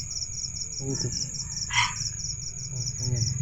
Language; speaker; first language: Filipino; non-native, local second language; Cebuano